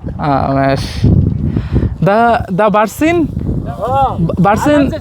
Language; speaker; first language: Arabic; non-native, learner; Bangla